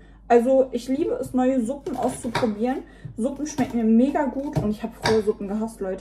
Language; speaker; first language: German; native; German